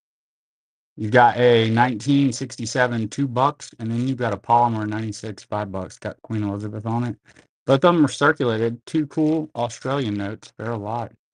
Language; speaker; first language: English; native; English